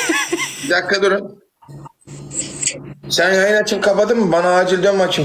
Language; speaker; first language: Turkish; native; Turkish